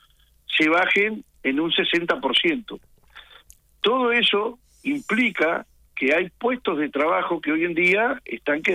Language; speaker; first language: Spanish; native; Spanish